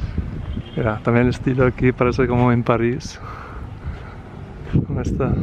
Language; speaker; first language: Spanish; non-native, fluent; Italian